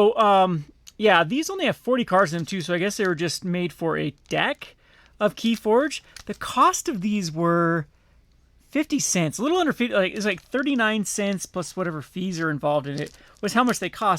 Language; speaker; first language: English; native; English